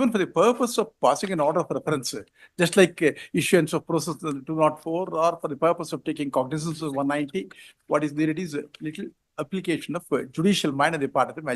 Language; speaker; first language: English; non-native, local second language; Kannada